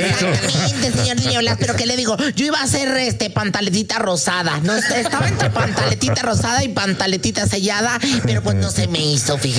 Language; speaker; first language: Spanish; native; Spanish